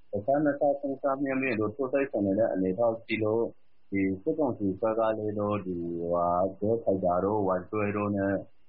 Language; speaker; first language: Burmese; native; Burmese